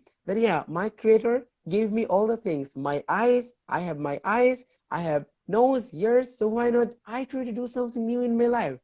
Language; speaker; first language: English; non-native, fluent; Bangla